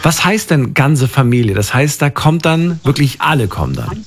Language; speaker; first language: German; native; German